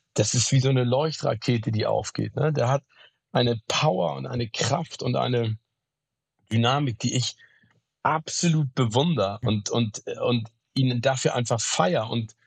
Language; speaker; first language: German; native; German